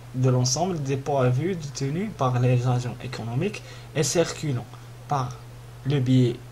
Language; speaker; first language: French; non-native, local second language; Arabic